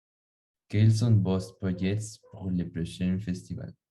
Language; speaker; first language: French; non-native, learner; Spanish